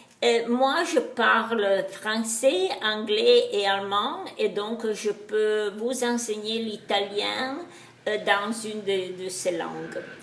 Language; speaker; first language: French; non-native, learner; Italian